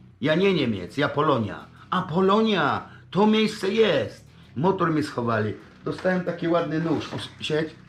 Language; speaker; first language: Polish; native; Polish